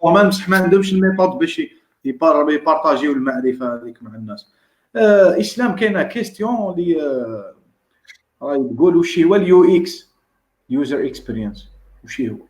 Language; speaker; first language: Arabic; native; Arabic